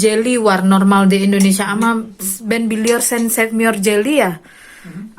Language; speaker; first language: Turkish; non-native, learner; Indonesian